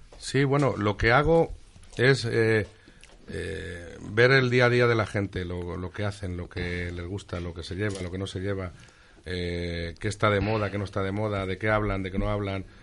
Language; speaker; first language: Spanish; native; Spanish